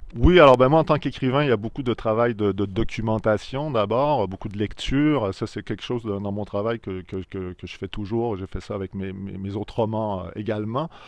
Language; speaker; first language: French; native; French